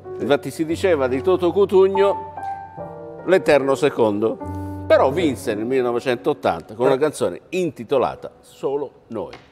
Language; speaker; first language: Italian; native; Italian